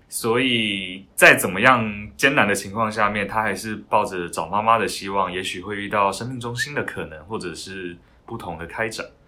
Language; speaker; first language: Chinese; non-native, fluent; Korean